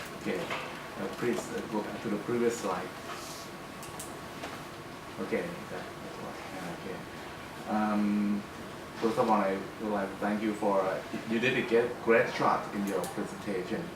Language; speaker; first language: English; non-native, fluent; Thai